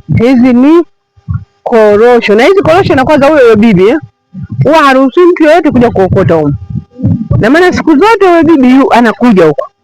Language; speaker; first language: Swahili; native; Swahili